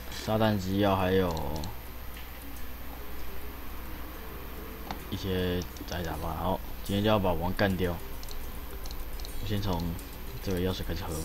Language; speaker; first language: Chinese; native; Chinese